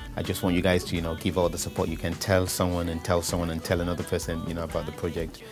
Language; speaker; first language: English; non-native, local second language; Yoruba